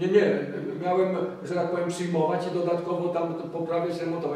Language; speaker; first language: Polish; native; Polish